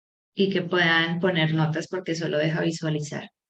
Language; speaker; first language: Spanish; native; Spanish